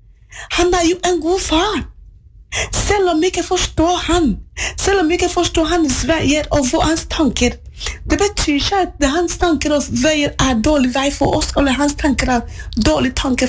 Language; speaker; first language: Norwegian; non-native, learner; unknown